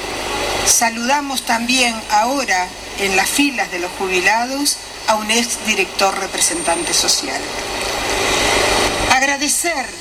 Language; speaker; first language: Spanish; native; Spanish